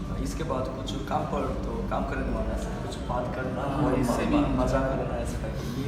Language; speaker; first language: Hindi; non-native, learner; Korean